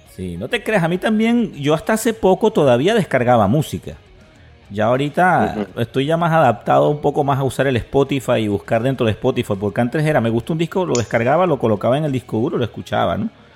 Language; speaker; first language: Spanish; native; Spanish